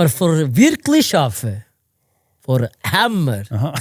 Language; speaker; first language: German; non-native, learner; Portuguese